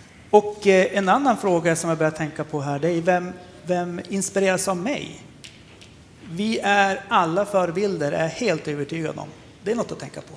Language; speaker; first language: Swedish; native; Swedish